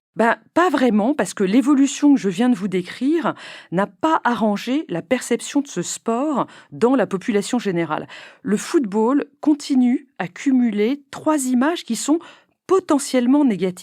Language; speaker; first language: French; native; French